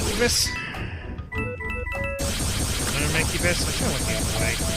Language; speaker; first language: English; native; English